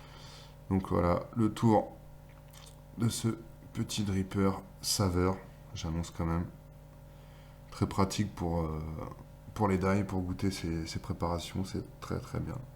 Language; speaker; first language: French; native; French